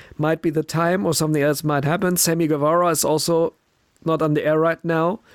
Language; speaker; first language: English; non-native, fluent; German